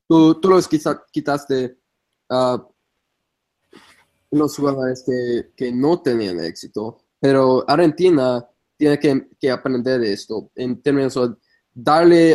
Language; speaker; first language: Spanish; non-native, fluent; English